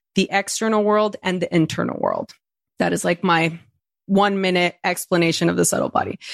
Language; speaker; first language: English; early bilingual, other home language; Spanish